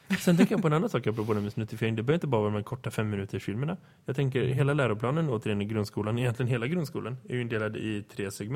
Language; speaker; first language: Swedish; native; Swedish